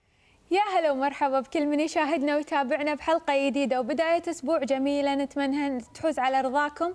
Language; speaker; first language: Arabic; native; Arabic